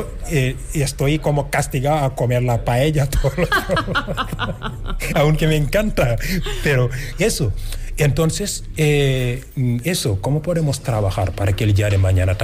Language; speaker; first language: Spanish; non-native, fluent; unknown